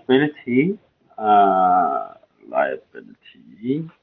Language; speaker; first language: English; non-native, learner; Chinese